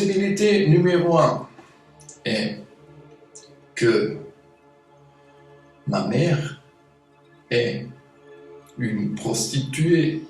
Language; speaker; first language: French; non-native, fluent; German